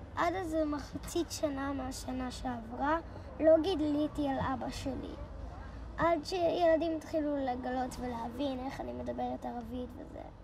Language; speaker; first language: Hebrew; non-native, local second language; Arabic